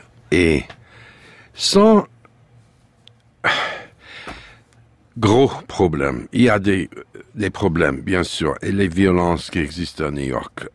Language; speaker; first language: French; non-native, fluent; English